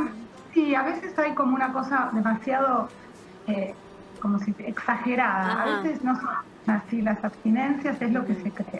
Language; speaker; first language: Spanish; native; Spanish